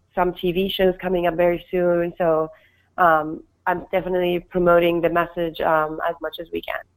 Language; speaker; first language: English; non-native, fluent; Persian